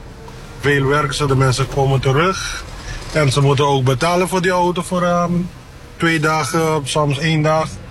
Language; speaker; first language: Dutch; non-native, local second language; Papiamento